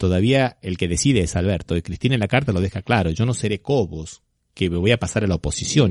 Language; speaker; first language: Spanish; native; Spanish